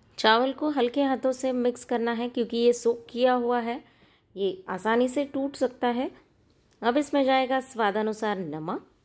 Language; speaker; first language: Hindi; non-native, local second language; Marathi